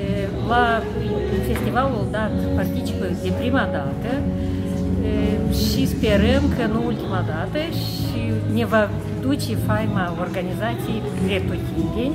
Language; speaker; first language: Romanian; non-native, local second language; Russian